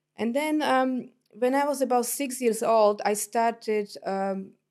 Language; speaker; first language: English; non-native, fluent; Slovak